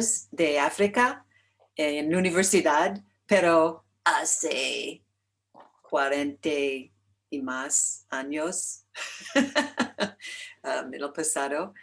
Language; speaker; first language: Spanish; non-native, learner; English